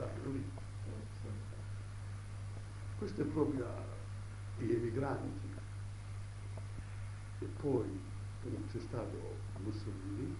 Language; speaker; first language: Italian; early bilingual, heritage; Italian